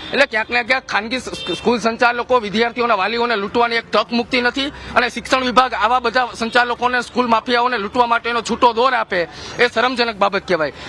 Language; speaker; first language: Gujarati; native; Gujarati